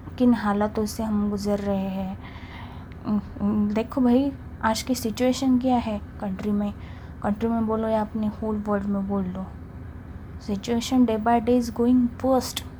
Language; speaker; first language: Hindi; non-native, local second language; Marathi